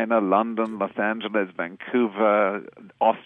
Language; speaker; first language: English; native; English